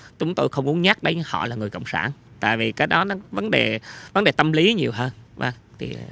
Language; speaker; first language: Vietnamese; native; Vietnamese